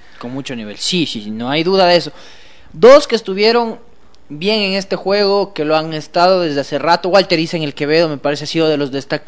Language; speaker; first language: Spanish; native; Spanish